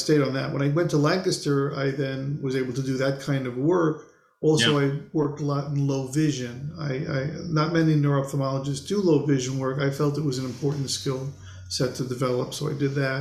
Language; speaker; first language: English; native; English